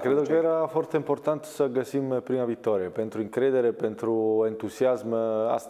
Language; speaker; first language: Romanian; non-native, learner; Italian